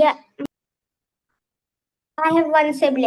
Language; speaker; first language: English; non-native, fluent; Hindi